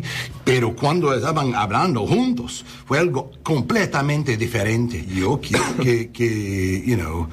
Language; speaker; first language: Spanish; non-native, learner; English